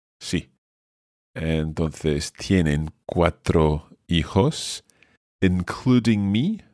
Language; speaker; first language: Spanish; non-native, fluent; English